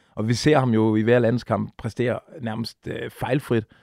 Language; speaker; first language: Danish; native; Danish